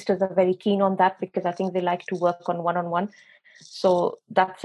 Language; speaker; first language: English; non-native, local second language; Urdu